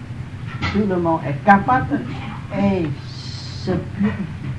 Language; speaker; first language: French; non-native, learner; Vietnamese